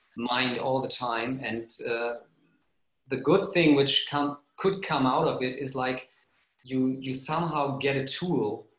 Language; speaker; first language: English; non-native, fluent; German